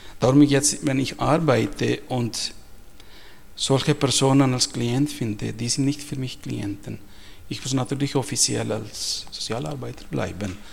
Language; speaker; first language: German; non-native, fluent; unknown